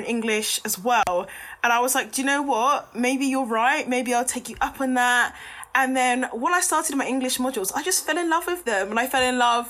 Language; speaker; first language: English; native; English